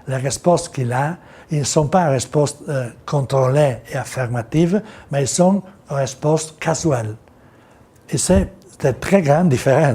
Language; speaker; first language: French; non-native, learner; Italian